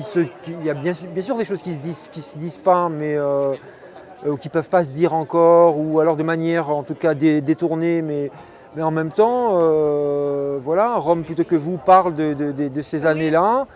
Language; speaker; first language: French; non-native, local second language; Arabic